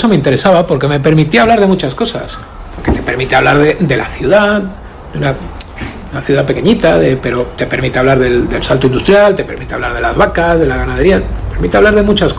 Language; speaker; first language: Spanish; native; Spanish